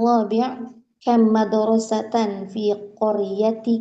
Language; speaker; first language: Arabic; non-native, learner; Indonesian